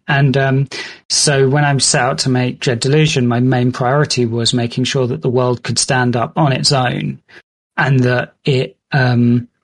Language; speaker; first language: English; native; English